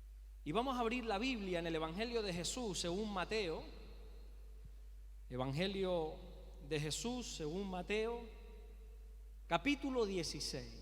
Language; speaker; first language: Spanish; native; Spanish